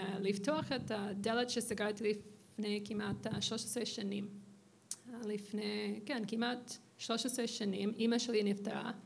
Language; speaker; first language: Hebrew; non-native, fluent; English